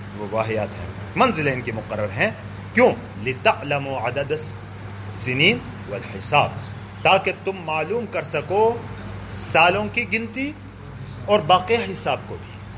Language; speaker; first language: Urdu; non-native, local second language; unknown